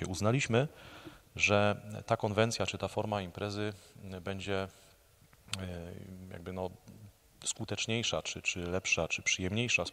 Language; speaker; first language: Polish; native; Polish